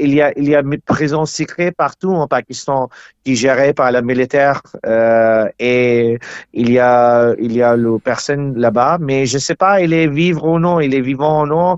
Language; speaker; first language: French; non-native, learner; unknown